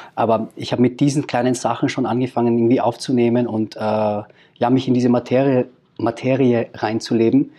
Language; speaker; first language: German; early bilingual, other home language; Filipino